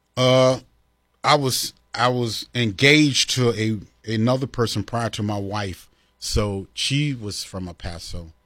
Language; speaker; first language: English; native; English